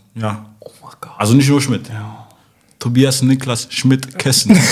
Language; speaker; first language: German; early bilingual, other home language; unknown